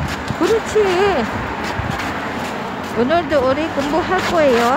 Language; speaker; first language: Korean; non-native, learner; Filipino